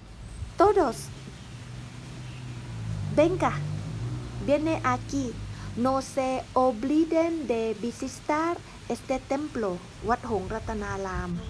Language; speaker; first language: Spanish; non-native, learner; Thai